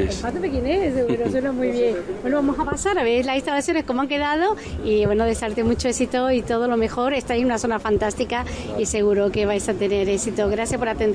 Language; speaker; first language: Spanish; native; Spanish